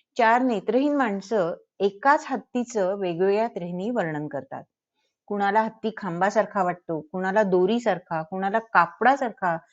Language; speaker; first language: Marathi; early bilingual, heritage; Marathi